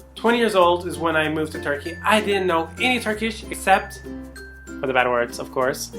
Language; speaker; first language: English; native; English